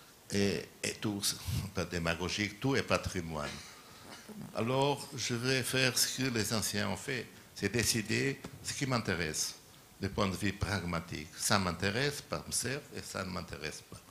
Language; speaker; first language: French; non-native, learner; Portuguese